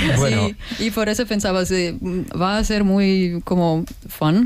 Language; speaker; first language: Spanish; non-native, learner; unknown